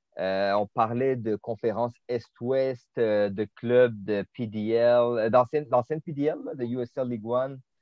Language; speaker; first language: French; native; French